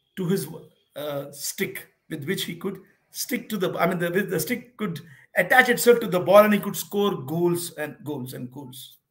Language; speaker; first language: English; non-native, local second language; Hindi